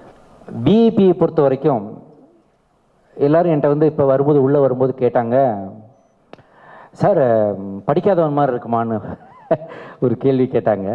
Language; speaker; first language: Tamil; native; Tamil